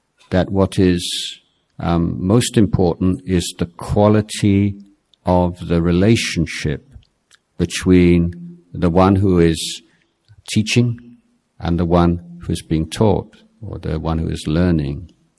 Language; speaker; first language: English; native; English